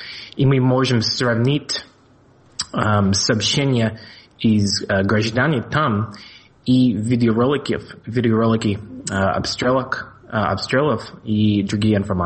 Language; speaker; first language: Russian; non-native, fluent; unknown